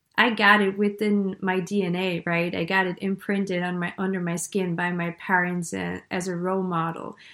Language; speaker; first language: English; non-native, fluent; German